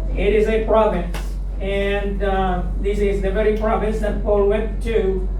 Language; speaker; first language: English; non-native, local second language; Filipino